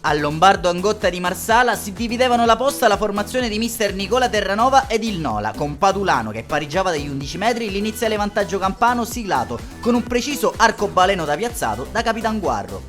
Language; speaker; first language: Italian; native; Italian